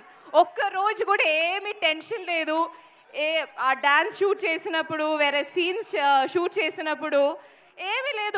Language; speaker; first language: Telugu; non-native, local second language; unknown